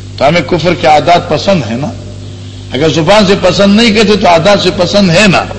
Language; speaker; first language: Urdu; non-native, local second language; Northern Hindko